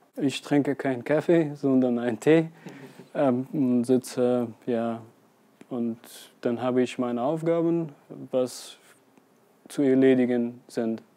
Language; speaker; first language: German; non-native, fluent; Persian